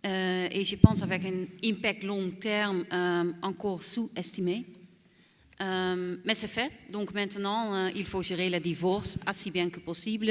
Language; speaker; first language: French; non-native, fluent; Dutch